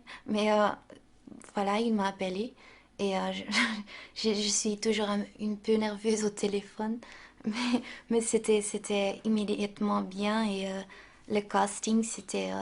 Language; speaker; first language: French; non-native, local second language; Dutch